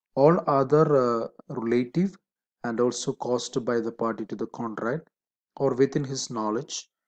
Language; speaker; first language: English; non-native, local second language; Malayalam